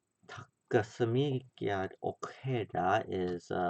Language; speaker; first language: Swedish; non-native, learner; English